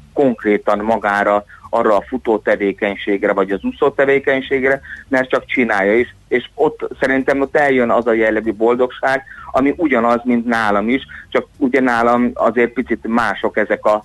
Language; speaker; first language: Hungarian; native; Hungarian